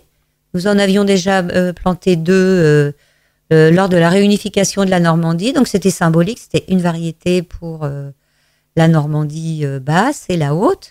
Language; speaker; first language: French; native; French